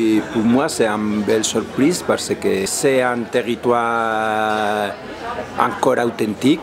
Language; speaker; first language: French; non-native, fluent; Spanish